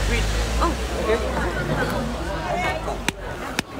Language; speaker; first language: Japanese; non-native, learner; Korean